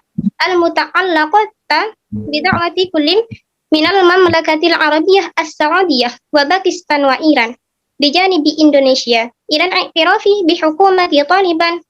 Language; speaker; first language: Arabic; non-native, learner; Indonesian